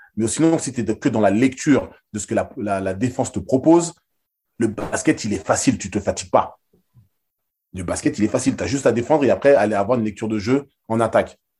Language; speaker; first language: French; native; French